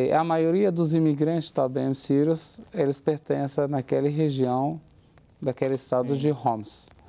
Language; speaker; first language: Portuguese; non-native, fluent; Arabic